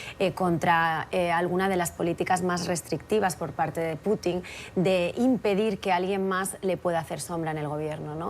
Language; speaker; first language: Spanish; native; Spanish